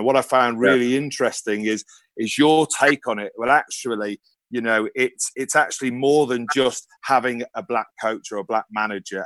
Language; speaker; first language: English; native; English